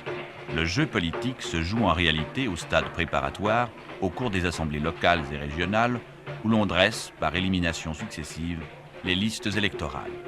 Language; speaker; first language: French; native; French